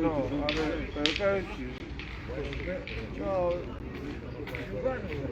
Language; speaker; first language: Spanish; non-native, local second language; Galician